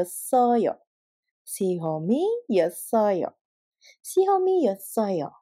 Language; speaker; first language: Korean; non-native, fluent; Indonesian